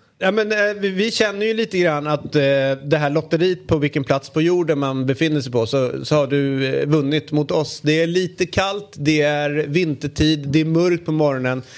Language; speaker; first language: Swedish; native; Swedish